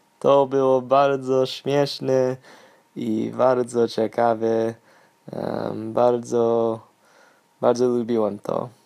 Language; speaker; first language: Polish; non-native, learner; English